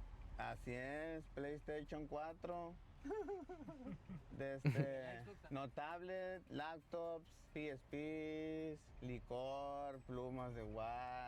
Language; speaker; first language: Spanish; native; Spanish